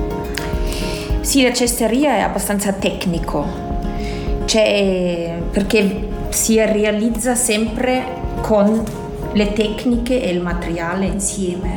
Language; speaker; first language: Italian; non-native, fluent; German